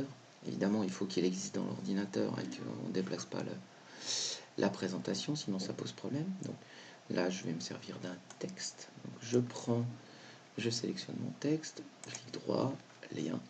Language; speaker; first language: French; native; French